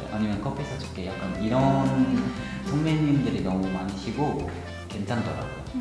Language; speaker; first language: Korean; non-native, fluent; Uzbek